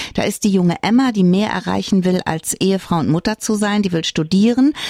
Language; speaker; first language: German; non-native, fluent; Russian